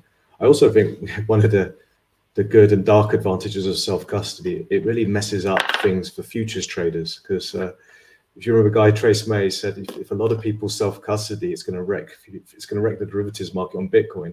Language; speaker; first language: English; native; English